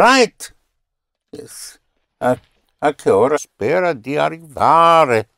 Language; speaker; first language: Italian; non-native, fluent; English